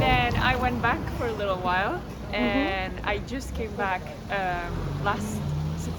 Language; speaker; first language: English; non-native, fluent; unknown